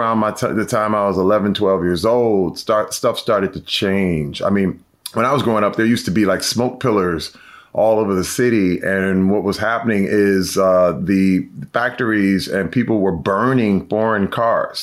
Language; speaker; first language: English; native; English